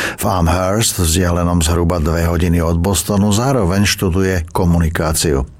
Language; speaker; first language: Slovak; native; Slovak